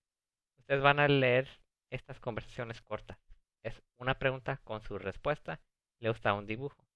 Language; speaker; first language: Spanish; early bilingual, other home language; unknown